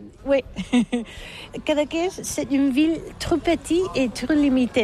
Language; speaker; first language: French; non-native, learner; Catalan